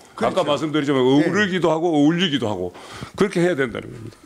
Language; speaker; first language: Korean; native; Korean